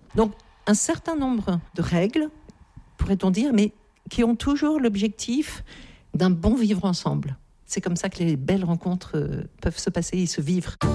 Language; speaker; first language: French; native; French